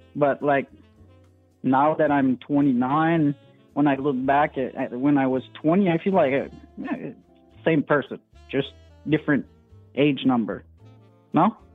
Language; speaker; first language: English; non-native, fluent; French